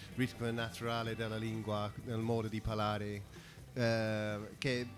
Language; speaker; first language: Italian; non-native, fluent; English